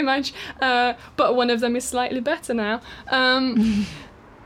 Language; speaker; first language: English; non-native, fluent; Hungarian